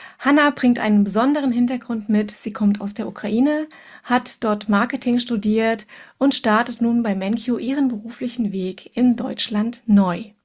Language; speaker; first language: German; native; German